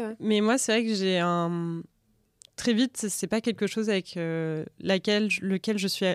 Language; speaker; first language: French; native; French